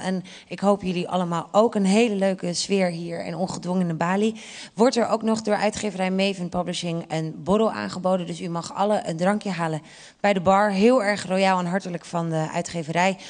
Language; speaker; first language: Dutch; native; Dutch